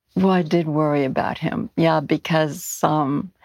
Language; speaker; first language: English; native; English